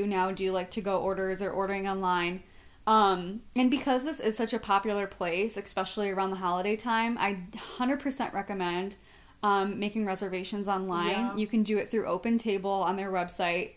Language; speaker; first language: English; native; English